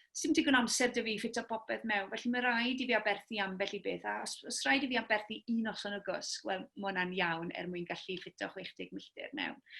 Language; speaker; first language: Welsh; native; Welsh